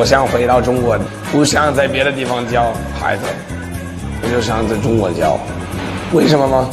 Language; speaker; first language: Chinese; early bilingual, other home language; English